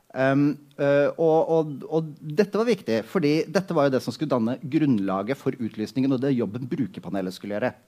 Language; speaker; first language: Norwegian; native; Norwegian